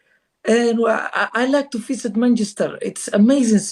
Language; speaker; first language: English; non-native, learner; Somali